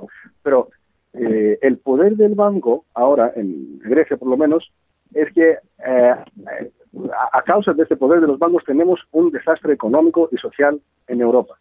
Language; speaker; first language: Spanish; non-native, fluent; Greek